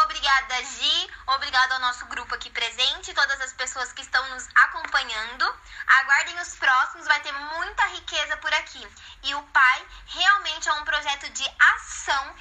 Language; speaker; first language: Portuguese; native; Portuguese